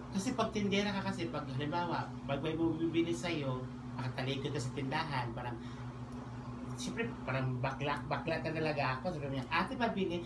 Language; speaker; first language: Filipino; non-native, local second language; Cebuano